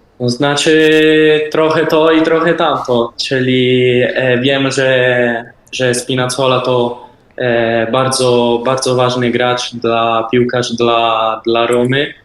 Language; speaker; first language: Polish; early bilingual, heritage; Polish